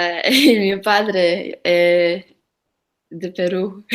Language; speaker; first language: Italian; non-native, learner; Spanish